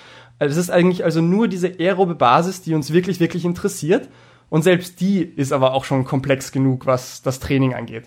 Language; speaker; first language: German; native; German